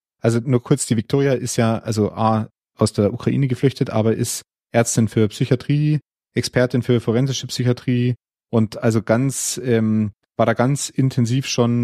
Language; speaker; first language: German; native; German